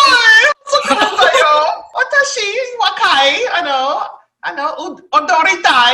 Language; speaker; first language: Japanese; non-native, learner; English